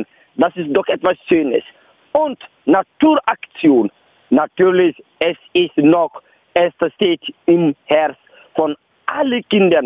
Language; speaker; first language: German; non-native, learner; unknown